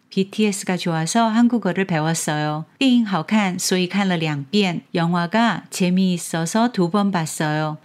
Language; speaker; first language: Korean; non-native, fluent; Chinese